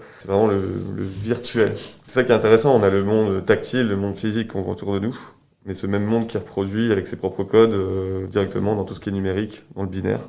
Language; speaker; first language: French; native; French